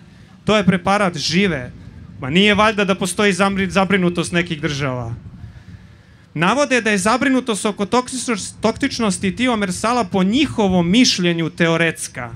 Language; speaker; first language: Serbian; native; Serbian